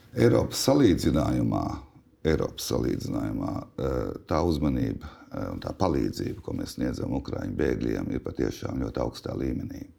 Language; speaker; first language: Latvian; native; Latvian